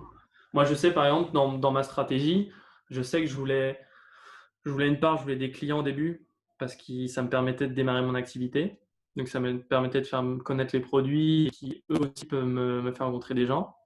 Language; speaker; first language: French; native; French